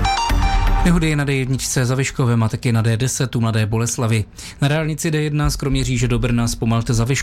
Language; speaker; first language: Czech; native; Czech